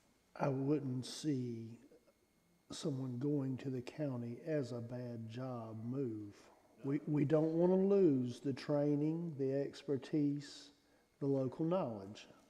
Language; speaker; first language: English; native; English